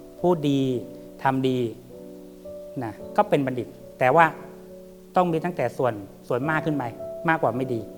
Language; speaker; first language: Thai; native; Thai